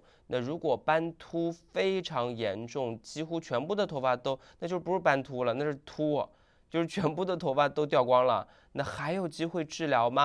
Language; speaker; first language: Chinese; native; Chinese